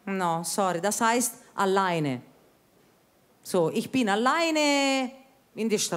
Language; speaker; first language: German; non-native, fluent; Italian